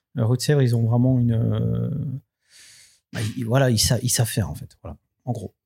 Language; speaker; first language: French; native; French